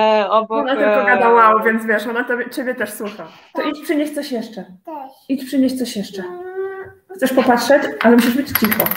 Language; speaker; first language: Polish; native; Polish